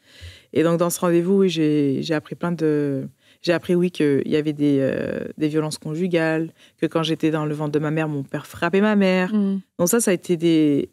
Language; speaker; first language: French; early bilingual, other home language; Portuguese